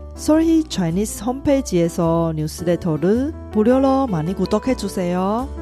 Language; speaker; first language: Korean; non-native, fluent; Chinese